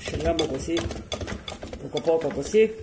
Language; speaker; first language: Italian; native; Italian